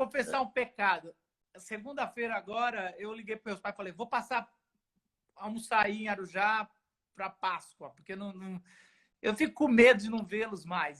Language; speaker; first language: Portuguese; native; Portuguese